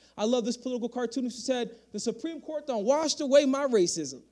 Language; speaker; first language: English; native; English